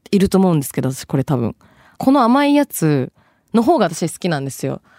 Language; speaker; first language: Japanese; early bilingual, other home language; Bangla